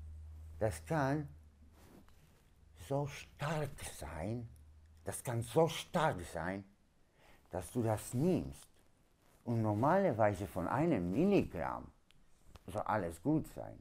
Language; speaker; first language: German; non-native, learner; Polish